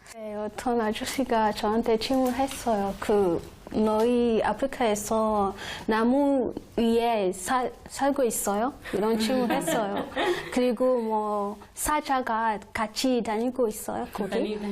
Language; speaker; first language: Korean; non-native, learner; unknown